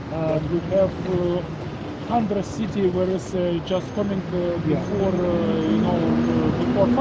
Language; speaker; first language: English; non-native, learner; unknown